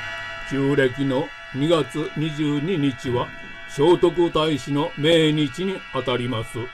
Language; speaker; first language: Japanese; native; Japanese